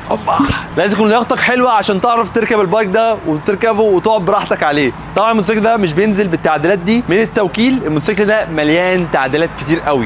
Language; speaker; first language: Arabic; native; Arabic